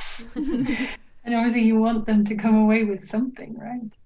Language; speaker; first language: English; non-native, fluent; Norwegian